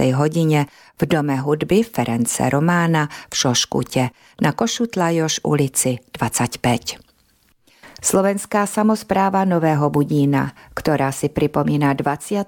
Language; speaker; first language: Slovak; non-native, local second language; Hungarian